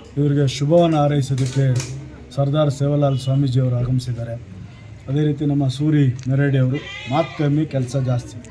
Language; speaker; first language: Kannada; native; Kannada